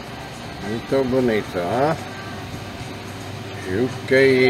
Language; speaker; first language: Portuguese; non-native, learner; English